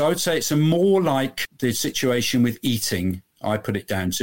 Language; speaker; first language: English; native; English